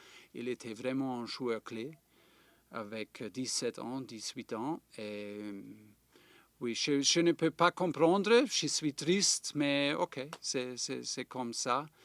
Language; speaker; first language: French; non-native, fluent; German